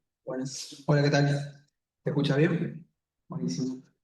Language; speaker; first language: Spanish; native; Spanish